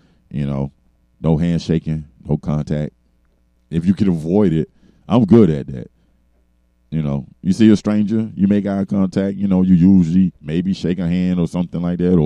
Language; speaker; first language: English; native; English